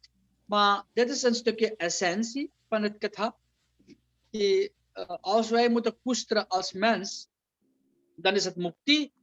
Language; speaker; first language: Dutch; non-native, local second language; Caribbean Hindustani